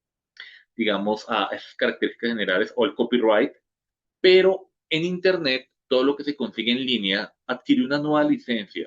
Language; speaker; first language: Spanish; native; Spanish